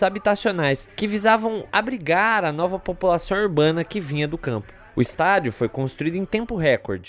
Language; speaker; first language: Portuguese; native; Portuguese